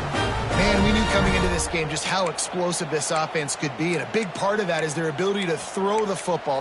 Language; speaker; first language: English; native; English